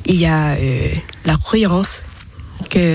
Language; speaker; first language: French; non-native, learner; Thai